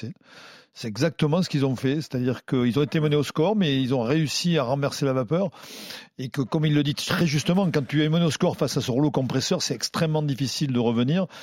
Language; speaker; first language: French; native; French